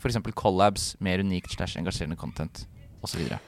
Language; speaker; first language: Norwegian; native; Norwegian